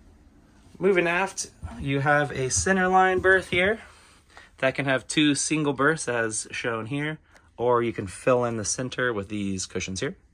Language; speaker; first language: English; native; English